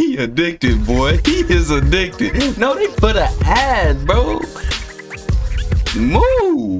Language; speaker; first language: English; native; English